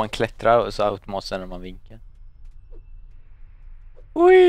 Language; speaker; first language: Swedish; native; Swedish